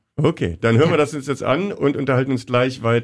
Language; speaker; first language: German; native; German